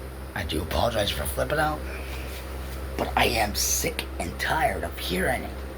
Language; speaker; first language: English; native; English